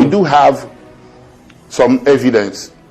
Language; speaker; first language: English; non-native, local second language; Igbo